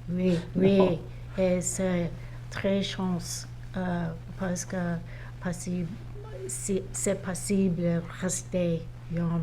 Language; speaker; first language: French; non-native, learner; English